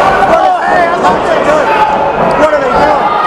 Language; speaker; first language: English; native; English